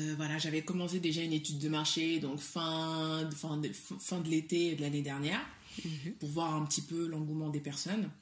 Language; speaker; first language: French; early bilingual, other home language; Soninke